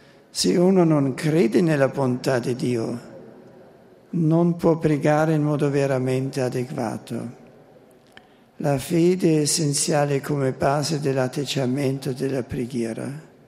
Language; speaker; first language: Italian; non-native, fluent; German